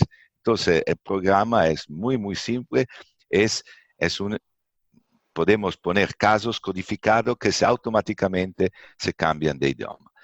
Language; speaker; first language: Spanish; non-native, fluent; Italian